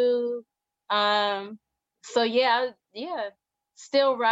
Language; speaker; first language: English; native; English